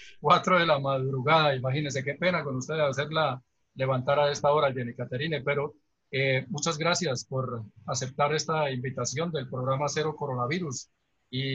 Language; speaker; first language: Spanish; native; Spanish